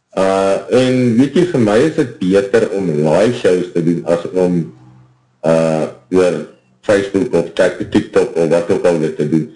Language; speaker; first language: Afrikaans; native; Afrikaans